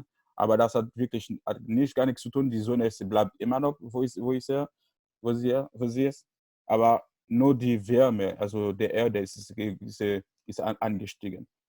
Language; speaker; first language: German; non-native, learner; Haitian Creole